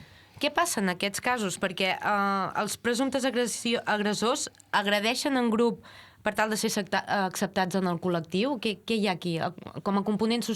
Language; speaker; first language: Catalan; native; Catalan